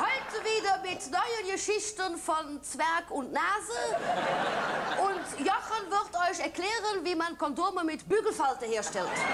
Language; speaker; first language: German; native; German